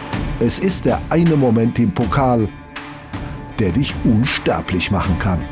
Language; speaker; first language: German; native; German